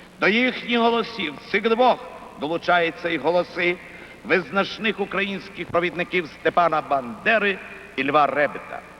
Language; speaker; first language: Ukrainian; native; Ukrainian